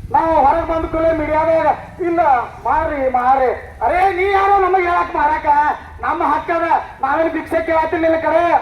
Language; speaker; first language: Kannada; native; Kannada